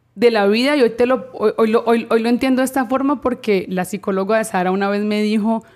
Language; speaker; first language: Spanish; native; Spanish